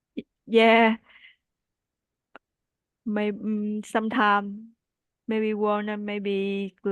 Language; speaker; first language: English; non-native, learner; Vietnamese